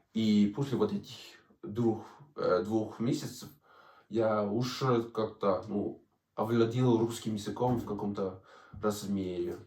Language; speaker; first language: Russian; non-native, fluent; Danish